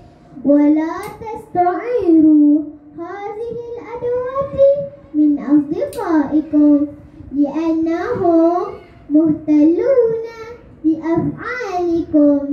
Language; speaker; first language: Arabic; non-native, learner; Malay